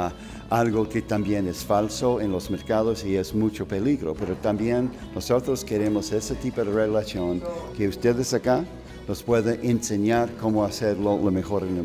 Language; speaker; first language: Spanish; non-native, fluent; English